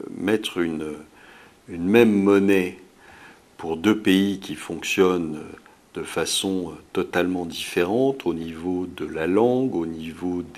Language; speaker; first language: French; native; French